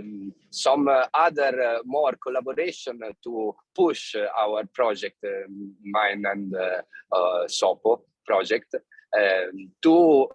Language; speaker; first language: English; non-native, fluent; Italian